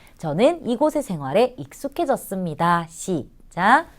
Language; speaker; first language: Korean; native; Korean